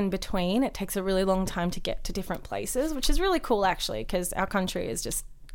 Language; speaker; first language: English; native; English